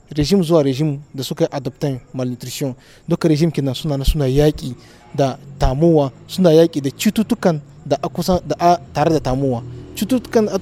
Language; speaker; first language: Hausa; non-native, local second language; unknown